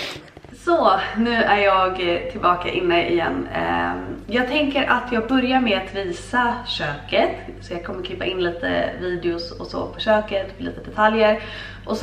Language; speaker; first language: Swedish; native; Swedish